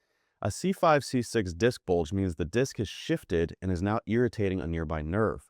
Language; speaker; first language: English; native; English